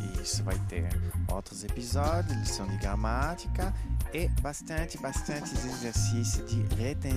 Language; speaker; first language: Portuguese; non-native, fluent; French